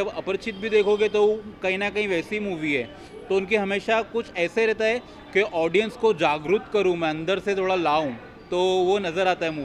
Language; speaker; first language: Hindi; native; Hindi